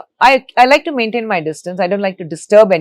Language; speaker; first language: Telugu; non-native, local second language; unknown